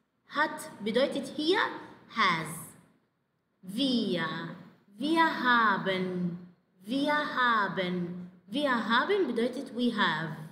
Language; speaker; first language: German; non-native, fluent; Arabic